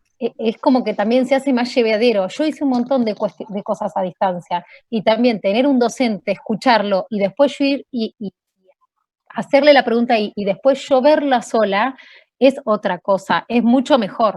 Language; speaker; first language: Spanish; native; Spanish